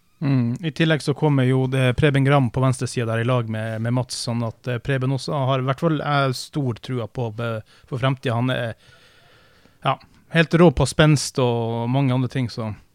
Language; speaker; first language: Norwegian; native; Norwegian